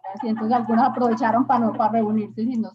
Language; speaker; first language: Spanish; native; Spanish